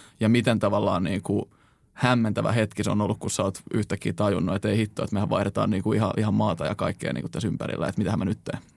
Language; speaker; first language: Finnish; native; Finnish